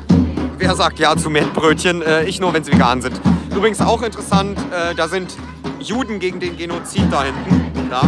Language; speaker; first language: German; native; German